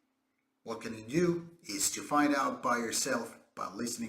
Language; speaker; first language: English; non-native, fluent; Finnish